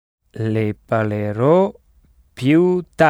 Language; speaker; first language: Italian; non-native, learner; French